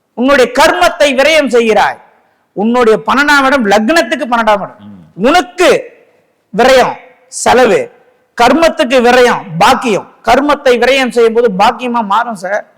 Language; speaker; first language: Tamil; native; Tamil